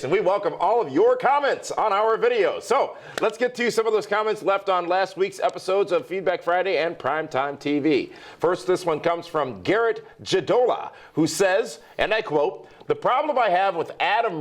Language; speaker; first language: English; native; English